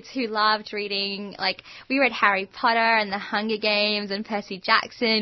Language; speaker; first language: English; non-native, local second language; Gujarati